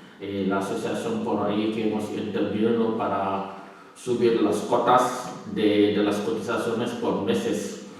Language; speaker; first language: Spanish; non-native, learner; Wolof